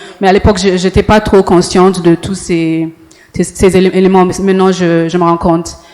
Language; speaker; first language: French; early bilingual, heritage; English